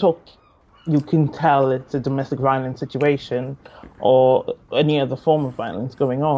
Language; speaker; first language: English; non-native, local second language; Yoruba